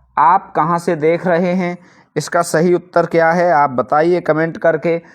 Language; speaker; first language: Hindi; native; Hindi